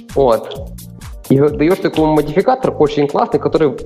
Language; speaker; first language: Russian; non-native, local second language; Ukrainian